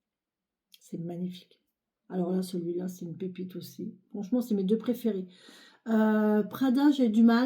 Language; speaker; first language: French; native; French